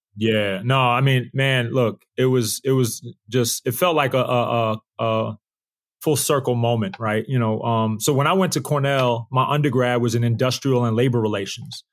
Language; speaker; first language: English; native; English